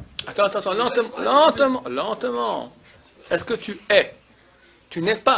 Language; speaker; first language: French; native; French